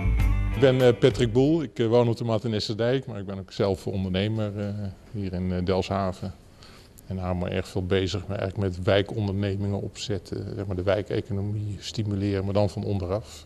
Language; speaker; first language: Dutch; native; Dutch